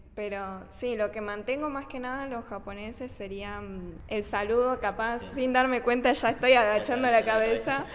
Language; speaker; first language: Spanish; early bilingual, other home language; Japanese